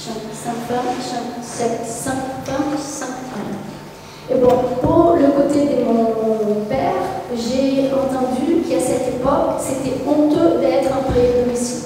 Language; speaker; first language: French; non-native, fluent; Portuguese